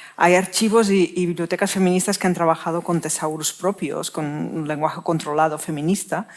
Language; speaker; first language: Spanish; non-native, local second language; Catalan